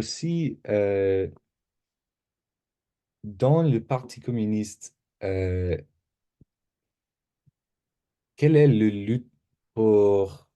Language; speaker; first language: French; non-native, learner; English